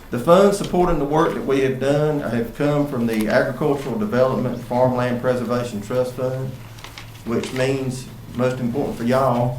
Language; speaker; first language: English; native; English